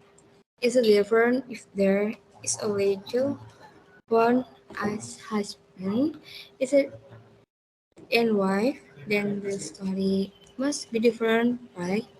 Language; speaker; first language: English; non-native, learner; Indonesian